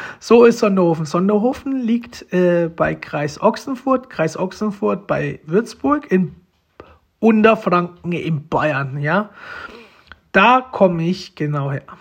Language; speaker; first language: German; early bilingual, other home language; Romanian